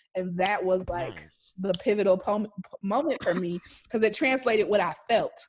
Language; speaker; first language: English; native; English